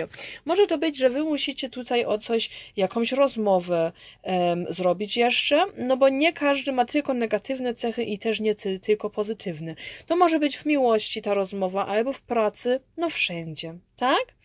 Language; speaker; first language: Polish; early bilingual, heritage; Polish